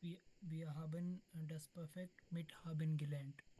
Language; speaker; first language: German; non-native, learner; Urdu